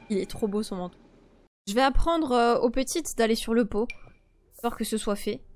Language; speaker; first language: French; early bilingual, other home language; Polish